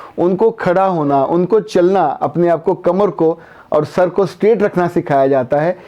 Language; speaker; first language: Urdu; non-native, local second language; Punjabi